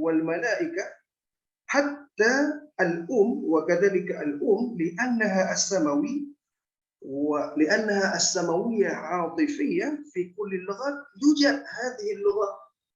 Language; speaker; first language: Arabic; non-native, fluent; Indonesian